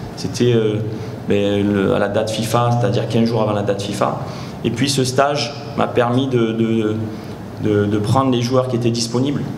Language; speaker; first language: French; native; French